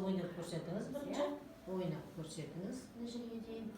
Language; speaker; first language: Kazakh; native; Kazakh